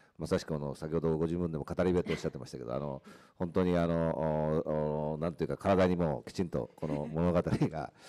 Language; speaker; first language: Japanese; native; Japanese